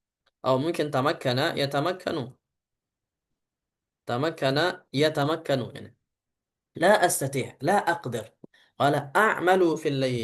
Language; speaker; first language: Arabic; non-native, fluent; Indonesian